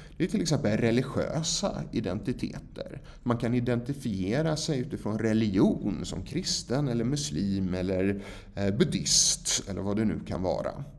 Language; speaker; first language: Swedish; native; Swedish